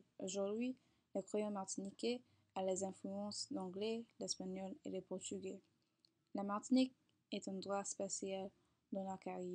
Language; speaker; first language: French; non-native, learner; English